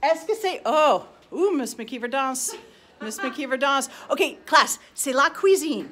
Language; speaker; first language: French; non-native, fluent; English